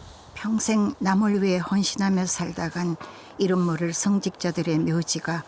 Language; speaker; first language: Korean; native; Korean